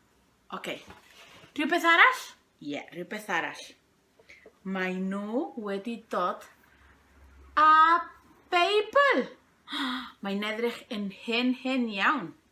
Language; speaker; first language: Welsh; non-native, fluent; Spanish